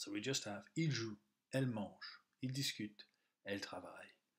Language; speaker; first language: French; non-native, fluent; English